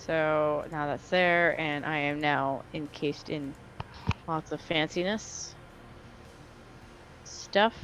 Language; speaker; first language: English; native; English